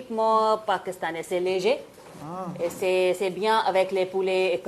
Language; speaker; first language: French; non-native, learner; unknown